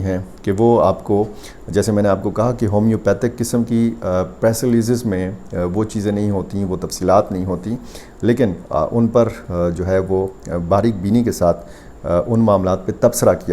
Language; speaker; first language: Urdu; native; Urdu